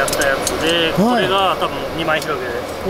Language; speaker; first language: Japanese; native; Japanese